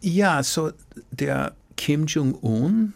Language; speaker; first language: German; non-native, fluent; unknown